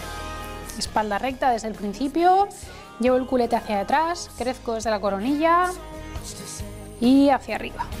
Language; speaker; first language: Spanish; native; Spanish